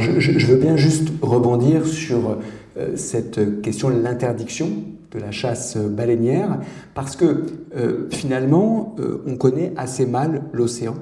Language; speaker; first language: French; native; French